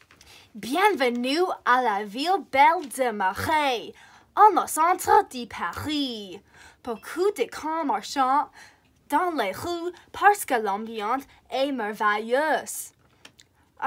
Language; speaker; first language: French; non-native, learner; English